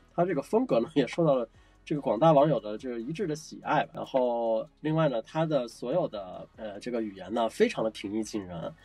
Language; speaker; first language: Chinese; native; Chinese